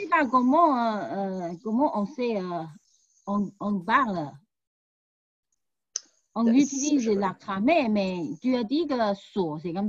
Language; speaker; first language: French; non-native, learner; Chinese